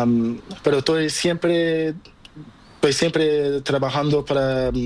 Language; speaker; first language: Spanish; non-native, learner; Portuguese